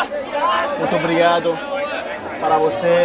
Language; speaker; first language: Portuguese; non-native, learner; French